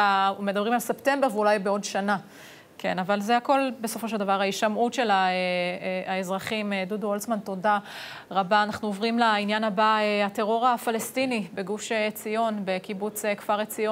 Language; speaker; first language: Hebrew; native; Hebrew